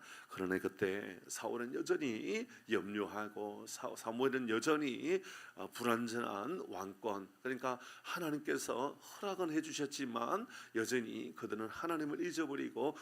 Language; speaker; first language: Korean; native; Korean